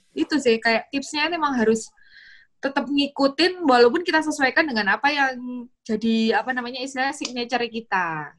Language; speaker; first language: Indonesian; native; Indonesian